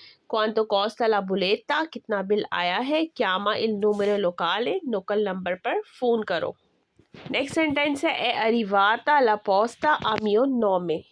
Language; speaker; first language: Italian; non-native, fluent; Urdu